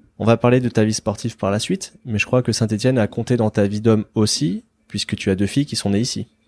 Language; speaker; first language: French; native; French